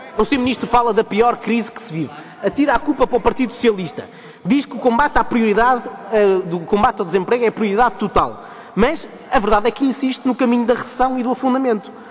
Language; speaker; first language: Portuguese; early bilingual, heritage; Portuguese